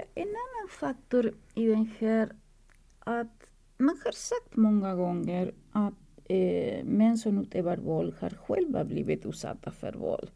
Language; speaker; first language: Swedish; non-native, fluent; Spanish